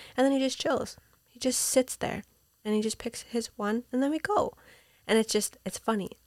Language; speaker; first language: English; native; English